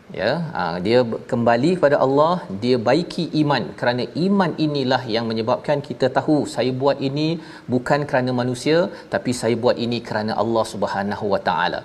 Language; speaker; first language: Malay; native; Malay